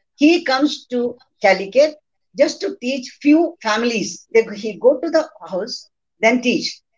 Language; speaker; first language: English; non-native, local second language; Malayalam